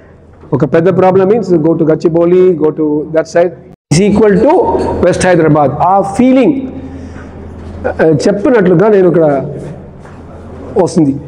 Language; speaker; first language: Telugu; non-native, learner; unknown